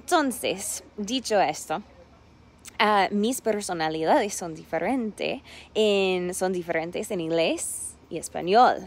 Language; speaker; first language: Spanish; non-native, fluent; English